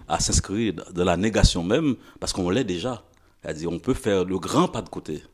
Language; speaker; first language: French; non-native, local second language; Haitian Creole